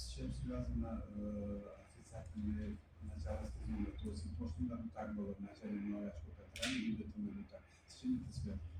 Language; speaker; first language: Russian; non-native, local second language; Uzbek